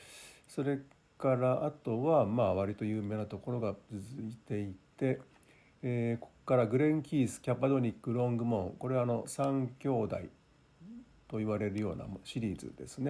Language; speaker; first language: Japanese; native; Japanese